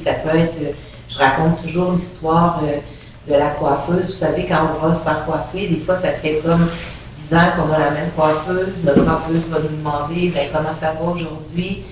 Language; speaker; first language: French; native; French